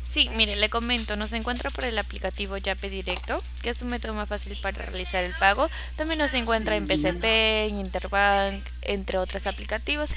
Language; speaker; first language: Spanish; native; Spanish